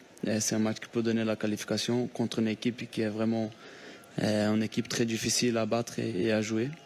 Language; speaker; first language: French; non-native, fluent; Portuguese